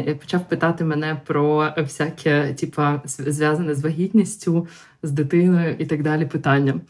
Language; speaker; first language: Ukrainian; non-native, local second language; Russian